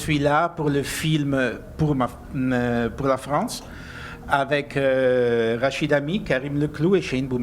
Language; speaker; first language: French; non-native, fluent; Italian